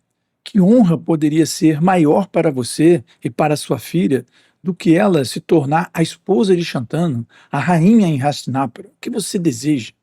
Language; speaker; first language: Portuguese; native; Portuguese